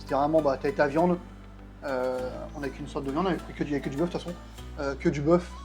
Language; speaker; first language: French; native; French